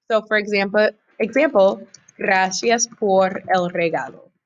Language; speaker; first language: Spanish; non-native, fluent; English